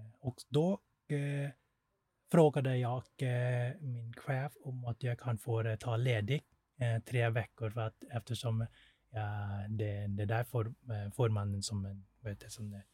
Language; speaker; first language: Swedish; non-native, fluent; Thai